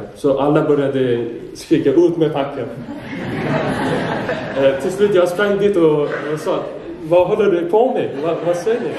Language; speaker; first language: Swedish; non-native, fluent; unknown